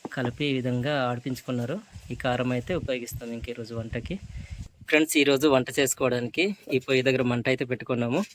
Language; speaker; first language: Telugu; non-native, local second language; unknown